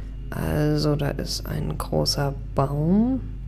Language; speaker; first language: German; native; German